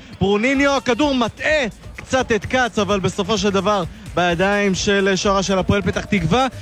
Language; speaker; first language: Hebrew; native; Hebrew